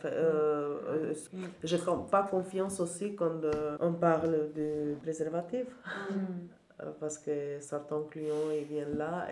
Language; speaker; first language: French; non-native, learner; Albanian